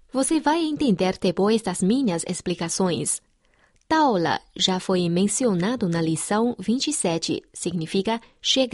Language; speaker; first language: Portuguese; non-native, fluent; Chinese